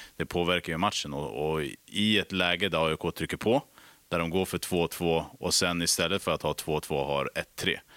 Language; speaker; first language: Swedish; native; Swedish